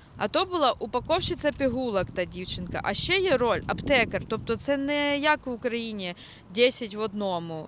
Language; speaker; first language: Ukrainian; non-native, local second language; Russian